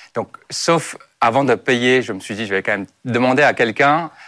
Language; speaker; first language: French; non-native, fluent; Chinese